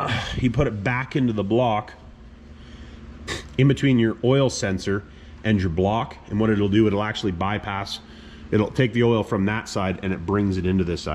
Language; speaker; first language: English; native; English